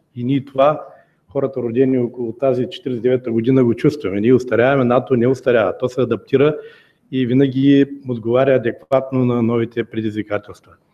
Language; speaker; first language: Bulgarian; native; Bulgarian